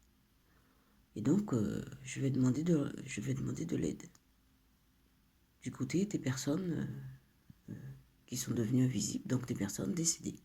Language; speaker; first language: French; native; French